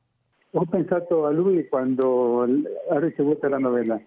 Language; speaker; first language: Italian; non-native, fluent; Spanish